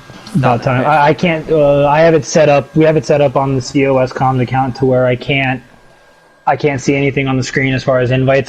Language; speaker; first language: English; native; English